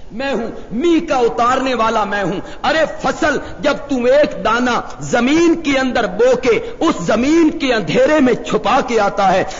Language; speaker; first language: Urdu; non-native, local second language; Punjabi